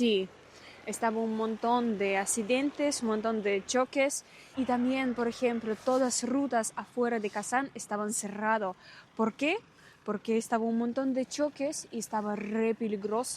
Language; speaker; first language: Spanish; non-native, learner; Russian